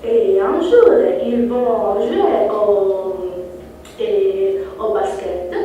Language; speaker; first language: French; non-native, learner; Italian